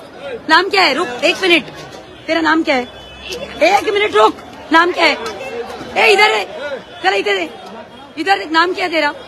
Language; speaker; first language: Hindi; non-native, local second language; Marathi